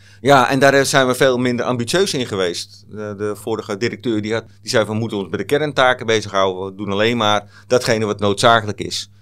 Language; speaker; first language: Dutch; native; Dutch